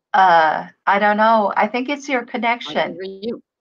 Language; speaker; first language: English; non-native, fluent; Hebrew